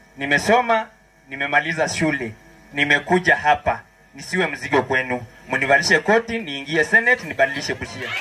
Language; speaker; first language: Swahili; non-native, local second language; Luyia